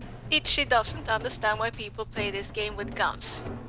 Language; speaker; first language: English; non-native, fluent; Swedish